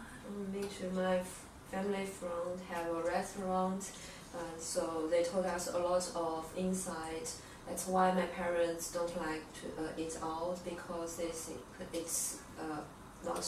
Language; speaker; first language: English; non-native, learner; Chinese